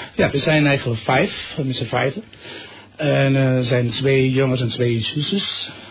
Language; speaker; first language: Dutch; non-native, fluent; Catalan